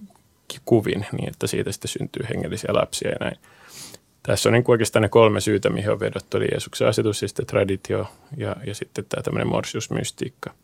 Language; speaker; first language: Finnish; native; Finnish